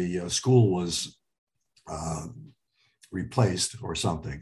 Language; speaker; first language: English; early bilingual, other home language; Arabic